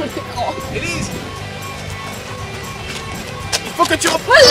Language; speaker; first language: French; native; French